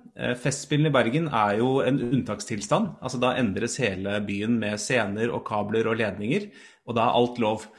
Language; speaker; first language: Norwegian; native; Norwegian